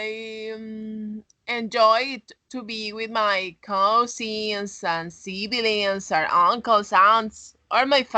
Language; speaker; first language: English; non-native, learner; Spanish